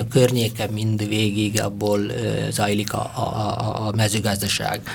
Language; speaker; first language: Hungarian; non-native, fluent; Tamil